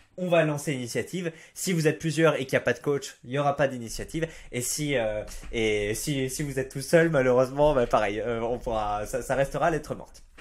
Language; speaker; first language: French; native; French